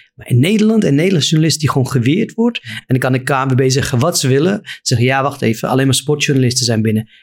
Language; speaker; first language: Dutch; non-native, fluent; Arabic